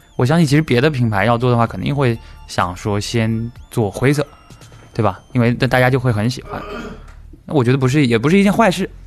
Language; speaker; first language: Chinese; native; Chinese